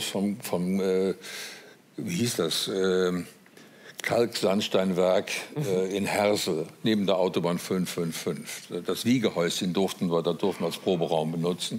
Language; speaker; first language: German; native; German